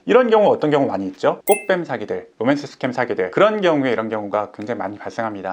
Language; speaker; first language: Korean; native; Korean